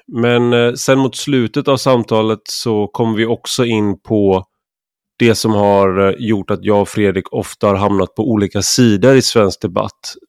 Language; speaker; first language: Swedish; native; Swedish